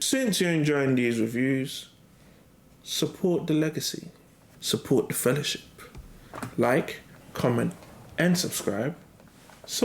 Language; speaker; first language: English; native; English